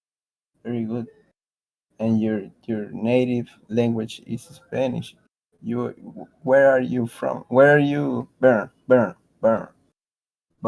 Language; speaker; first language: English; non-native, learner; Spanish